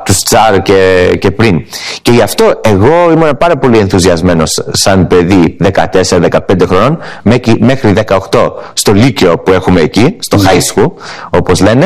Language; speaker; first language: Greek; early bilingual, heritage; English